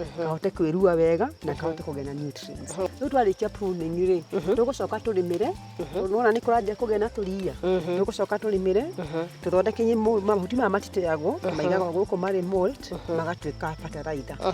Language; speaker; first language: Kikuyu; native; Kikuyu